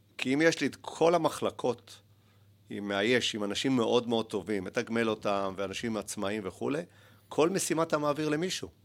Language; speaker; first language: Hebrew; early bilingual, other home language; Spanish